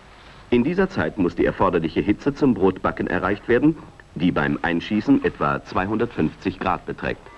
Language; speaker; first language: German; native; German